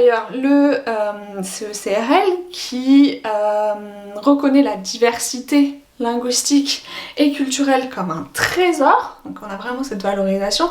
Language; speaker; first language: French; native; French